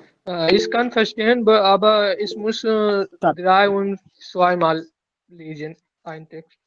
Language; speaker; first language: German; non-native, learner; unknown